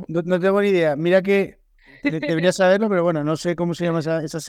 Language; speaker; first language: Spanish; native; Spanish